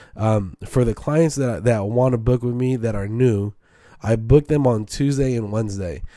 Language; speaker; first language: English; native; English